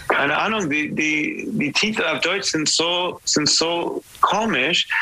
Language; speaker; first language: German; non-native, learner; English